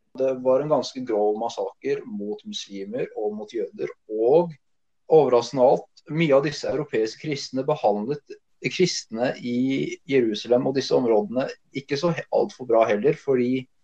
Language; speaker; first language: Norwegian; early bilingual, other home language; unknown